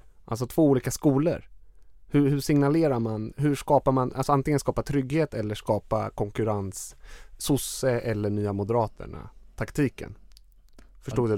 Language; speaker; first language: Swedish; native; Swedish